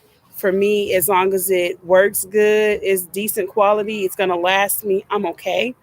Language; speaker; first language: English; native; English